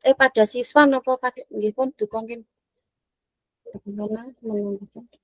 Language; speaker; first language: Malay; non-native, local second language; Javanese